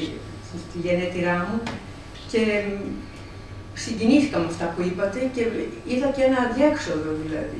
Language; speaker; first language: Greek; native; Greek